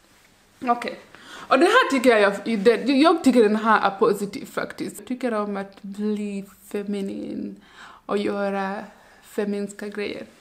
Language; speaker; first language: Swedish; non-native, learner; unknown